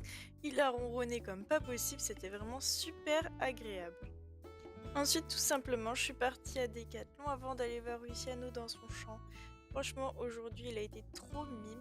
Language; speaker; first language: French; native; French